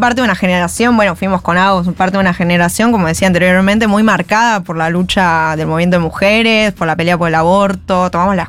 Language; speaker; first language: Spanish; native; Spanish